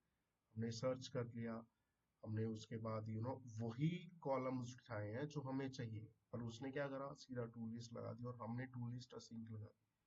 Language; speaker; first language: Hindi; non-native, local second language; Punjabi